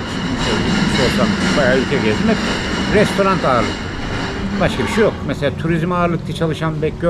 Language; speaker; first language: Turkish; native; Turkish